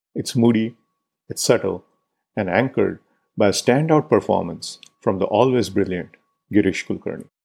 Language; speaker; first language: English; non-native, local second language; Marathi